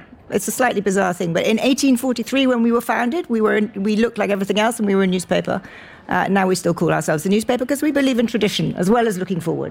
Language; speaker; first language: English; native; English